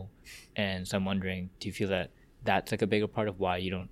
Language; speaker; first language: English; early bilingual, other home language; Korean